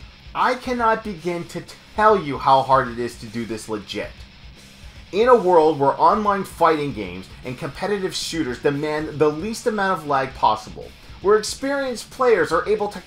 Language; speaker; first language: English; native; English